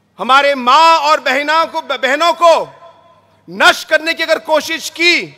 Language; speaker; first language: Hindi; non-native, local second language; Garo